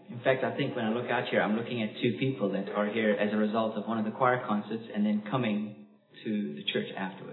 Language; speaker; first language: English; non-native, local second language; Afrikaans